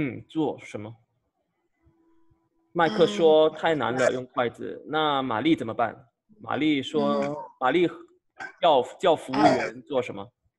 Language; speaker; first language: Chinese; non-native, fluent; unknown